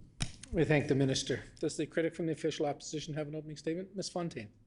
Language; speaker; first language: English; native; English